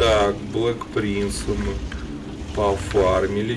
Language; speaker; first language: Russian; native; Russian